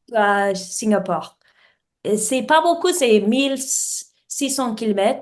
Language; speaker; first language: French; non-native, learner; English